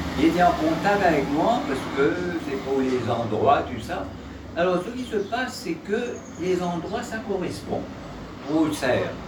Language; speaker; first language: French; non-native, local second language; Morisyen